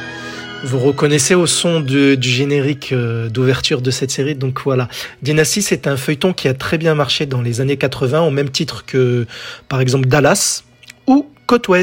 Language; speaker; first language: French; native; French